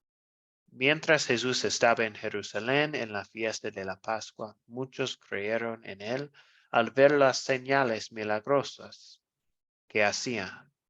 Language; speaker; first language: Spanish; non-native, fluent; English